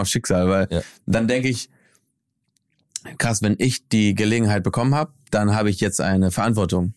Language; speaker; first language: German; early bilingual, heritage; German